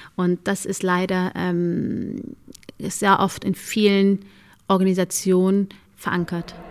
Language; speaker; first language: German; early bilingual, other home language; Amharic